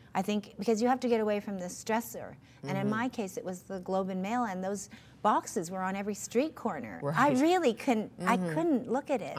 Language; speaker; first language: English; native; English